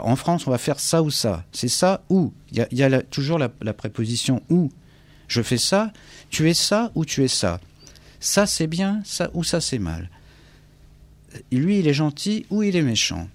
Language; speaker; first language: French; native; French